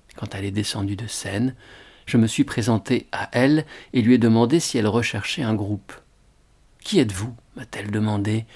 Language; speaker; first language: French; native; French